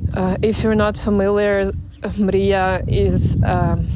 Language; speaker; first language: English; non-native, fluent; Ukrainian